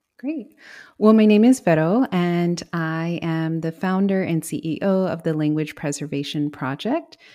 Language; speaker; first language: English; native; English